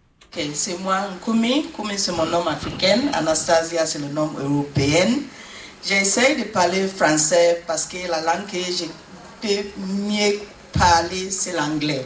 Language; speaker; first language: French; non-native, learner; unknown